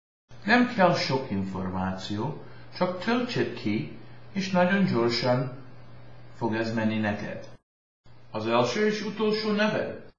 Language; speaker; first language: Hungarian; early bilingual, heritage; Hungarian